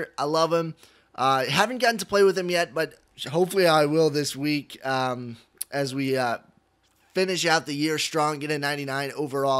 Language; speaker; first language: English; native; English